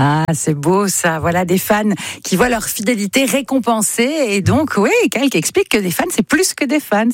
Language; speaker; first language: French; native; French